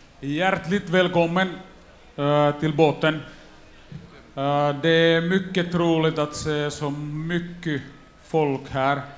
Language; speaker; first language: Swedish; non-native, fluent; Finnish